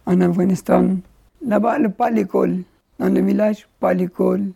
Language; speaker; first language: French; non-native, learner; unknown